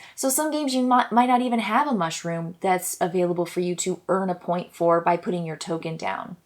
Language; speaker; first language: English; native; English